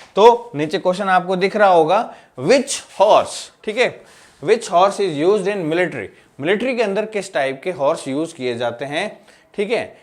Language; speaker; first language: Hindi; non-native, local second language; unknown